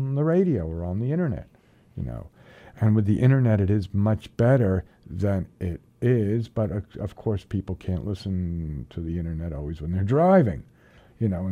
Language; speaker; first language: English; native; English